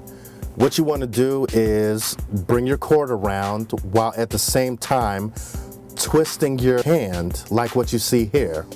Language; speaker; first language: English; native; English